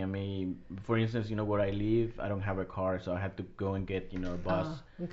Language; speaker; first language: English; non-native, fluent; Spanish